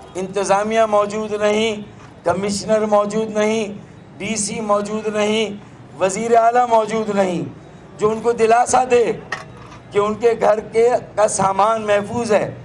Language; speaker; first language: Urdu; native; Urdu